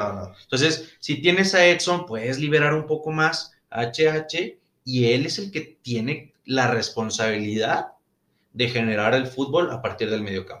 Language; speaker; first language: Spanish; native; Spanish